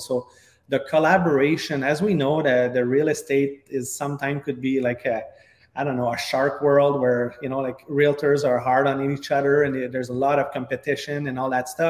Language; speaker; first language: English; non-native, fluent; French